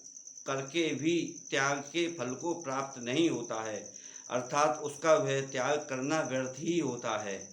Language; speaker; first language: Hindi; native; Hindi